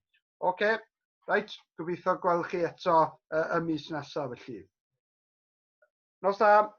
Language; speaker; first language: Welsh; native; Welsh